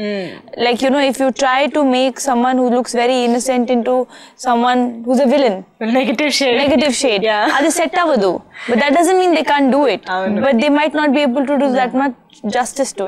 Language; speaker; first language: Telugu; non-native, learner; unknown